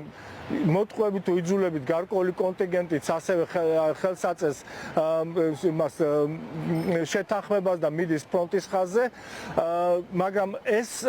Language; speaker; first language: Georgian; native; Georgian